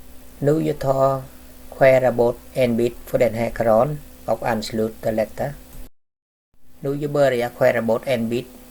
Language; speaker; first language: Swedish; non-native, learner; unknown